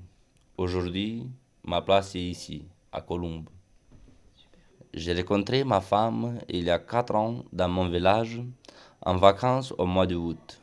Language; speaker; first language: French; non-native, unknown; Romanian